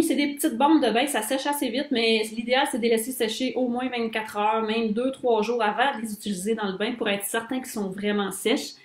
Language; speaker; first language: French; native; French